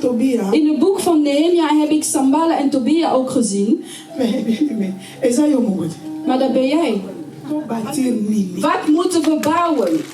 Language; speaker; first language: Dutch; non-native, learner; Lingala